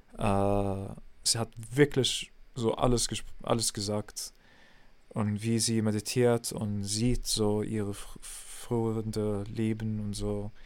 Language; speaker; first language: German; non-native, fluent; English